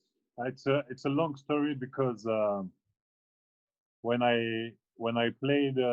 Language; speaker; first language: English; non-native, fluent; French